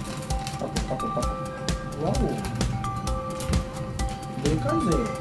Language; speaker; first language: Japanese; native; Japanese